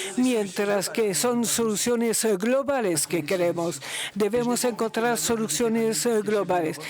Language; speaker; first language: Spanish; non-native, fluent; Luxembourgish